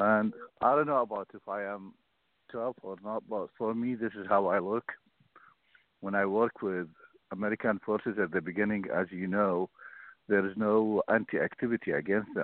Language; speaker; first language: English; non-native, learner; Arabic